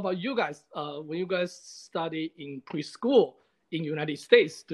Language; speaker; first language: English; non-native, fluent; Chinese